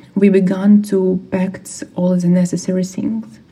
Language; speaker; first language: English; non-native, fluent; Ukrainian